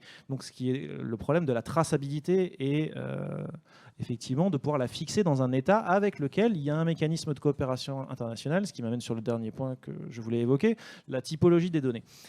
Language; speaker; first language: French; native; French